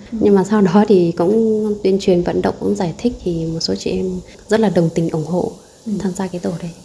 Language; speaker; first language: Vietnamese; non-native, local second language; Hmong